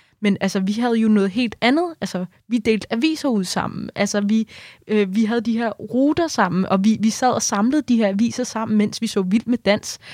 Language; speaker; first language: Danish; early bilingual, other home language; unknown